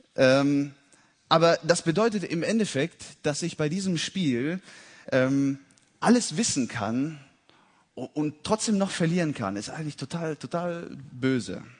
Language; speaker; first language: German; early bilingual, heritage; German